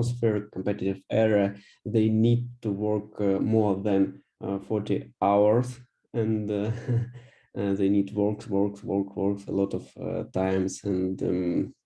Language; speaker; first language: English; non-native, learner; Russian